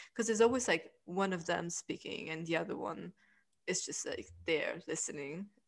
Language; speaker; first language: English; non-native, fluent; Italian